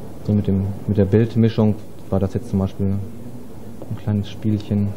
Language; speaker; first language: German; native; German